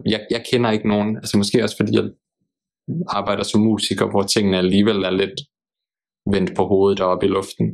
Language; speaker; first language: Danish; early bilingual, other home language; Bosnian